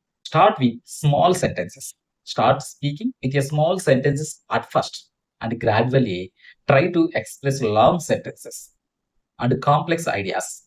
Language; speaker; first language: English; non-native, local second language; Telugu